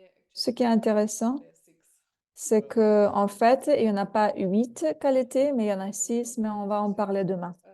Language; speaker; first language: French; non-native, fluent; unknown